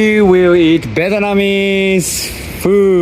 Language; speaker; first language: English; non-native, learner; Japanese